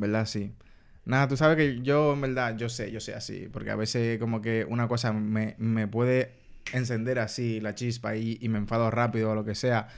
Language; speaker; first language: Spanish; native; Spanish